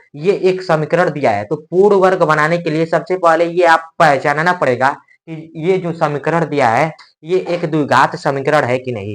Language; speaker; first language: Hindi; native; Hindi